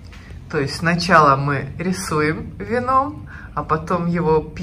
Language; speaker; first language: Russian; native; Russian